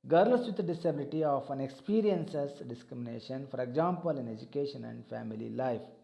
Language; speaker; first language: English; non-native, local second language; Kannada